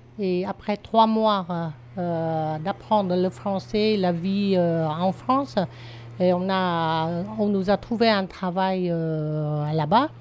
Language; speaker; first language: French; non-native, fluent; Vietnamese